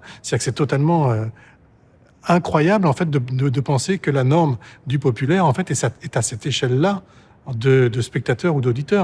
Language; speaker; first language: French; native; French